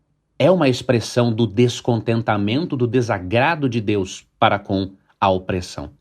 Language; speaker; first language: Portuguese; native; Portuguese